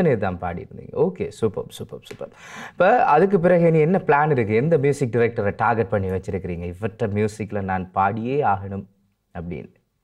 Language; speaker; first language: Tamil; native; Tamil